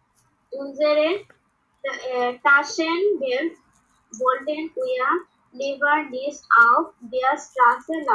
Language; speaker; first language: German; non-native, learner; Bangla